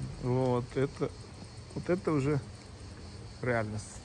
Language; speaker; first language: Russian; non-native, learner; Armenian